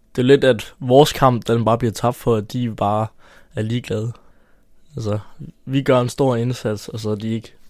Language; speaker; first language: Danish; native; Danish